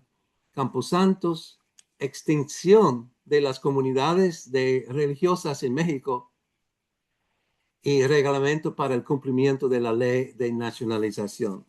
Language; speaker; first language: Spanish; non-native, fluent; Dutch